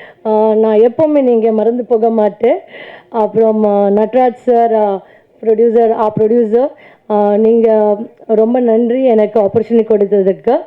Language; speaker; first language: Tamil; non-native, learner; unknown